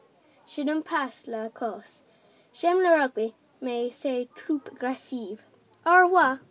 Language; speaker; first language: French; non-native, learner; English